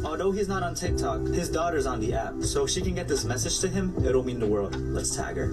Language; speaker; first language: English; early bilingual, other home language; Spanish